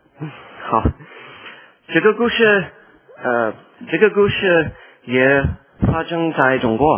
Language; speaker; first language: Chinese; non-native, learner; English